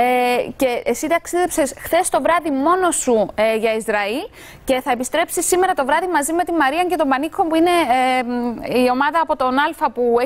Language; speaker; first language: Greek; native; Greek